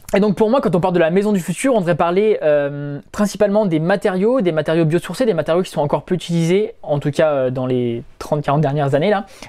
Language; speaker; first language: French; native; French